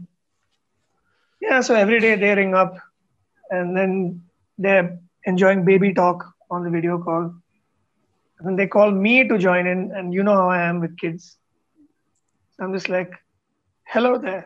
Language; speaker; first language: English; non-native, local second language; Tamil